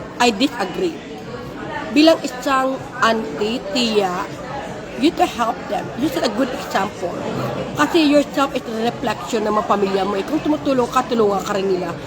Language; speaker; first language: Filipino; non-native, local second language; Hiligaynon